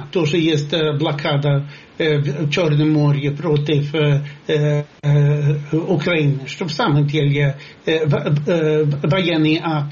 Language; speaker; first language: Russian; non-native, fluent; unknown